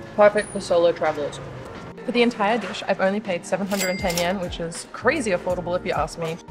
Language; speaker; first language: English; native; English